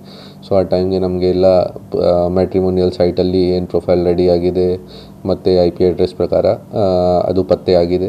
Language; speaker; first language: Kannada; non-native, local second language; Hindi